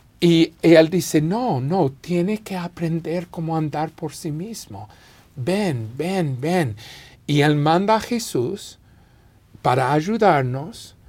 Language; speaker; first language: Spanish; non-native, fluent; English